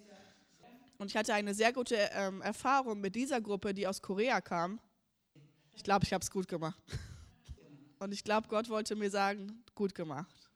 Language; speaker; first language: German; early bilingual, heritage; German